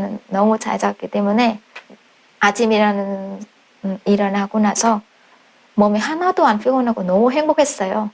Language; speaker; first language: Korean; non-native, fluent; Vietnamese